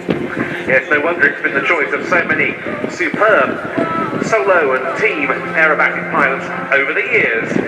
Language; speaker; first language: English; native; English